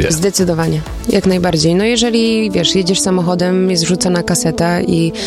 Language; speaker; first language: Polish; early bilingual, heritage; Polish